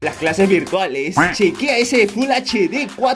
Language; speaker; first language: Spanish; native; Spanish